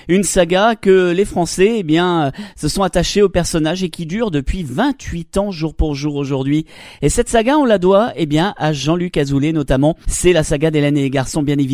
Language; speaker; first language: French; native; French